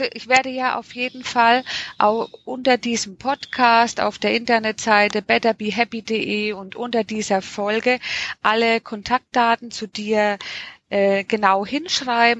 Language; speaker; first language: German; native; German